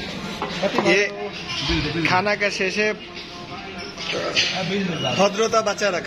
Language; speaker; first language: Hindi; non-native, learner; Bangla